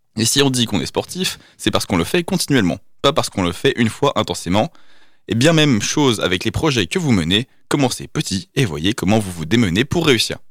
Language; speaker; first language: French; native; French